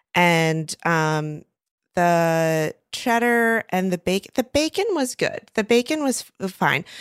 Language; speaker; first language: English; native; English